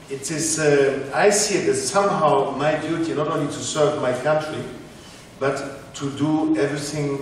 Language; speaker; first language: English; non-native, fluent; German